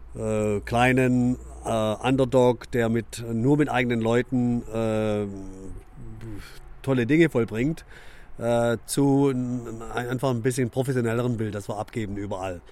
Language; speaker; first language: German; native; German